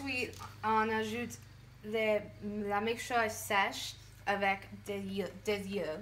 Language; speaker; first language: French; non-native, learner; English